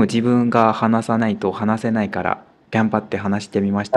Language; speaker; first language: Japanese; non-native, fluent; Burmese